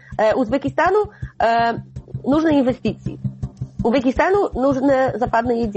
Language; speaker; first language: Russian; non-native, fluent; Polish